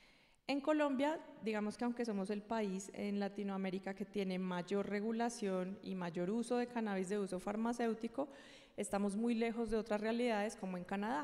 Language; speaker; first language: Spanish; native; Spanish